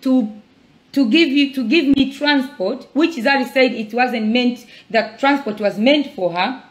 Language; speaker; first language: English; non-native, local second language; Swahili